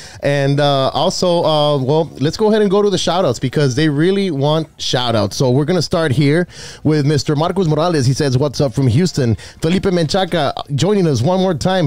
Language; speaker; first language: English; native; English